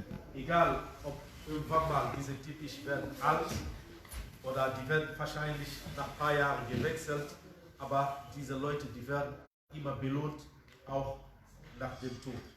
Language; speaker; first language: German; non-native, fluent; Fula